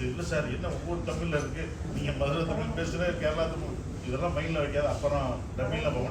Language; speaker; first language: Tamil; native; Tamil